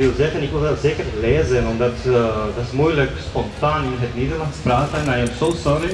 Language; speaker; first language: Dutch; non-native, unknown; Georgian